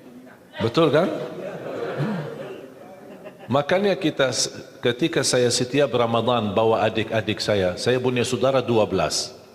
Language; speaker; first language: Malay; non-native, fluent; Arabic